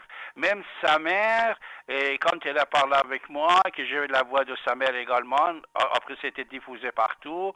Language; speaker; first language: French; non-native, fluent; Persian